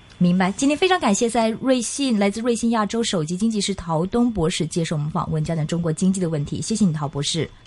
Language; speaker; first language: Chinese; non-native, local second language; Cantonese